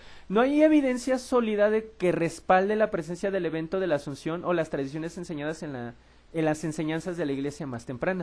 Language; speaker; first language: Spanish; native; Spanish